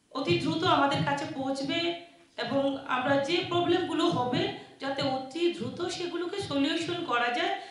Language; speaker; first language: Bangla; non-native, local second language; Chakma